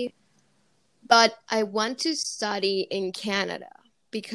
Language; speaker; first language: English; non-native, fluent; Spanish